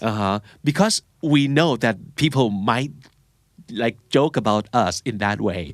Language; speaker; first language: English; non-native, fluent; Thai